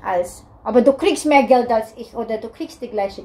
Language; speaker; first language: German; non-native, learner; Filipino